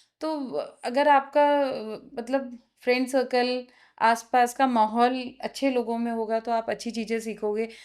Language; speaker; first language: Hindi; non-native, local second language; Nepali